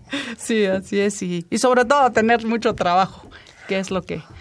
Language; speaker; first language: Spanish; native; Spanish